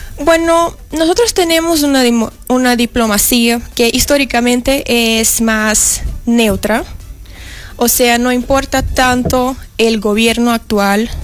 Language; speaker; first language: Spanish; non-native, fluent; Portuguese